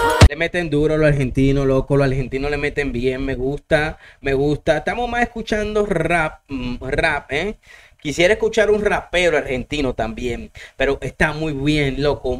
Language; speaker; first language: Spanish; native; Spanish